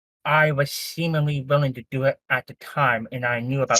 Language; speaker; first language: English; native; English